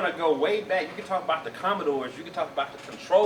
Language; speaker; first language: English; native; English